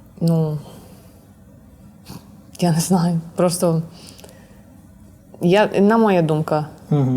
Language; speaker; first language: Ukrainian; non-native, learner; English